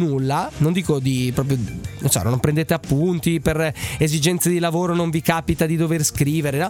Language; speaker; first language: Italian; native; Italian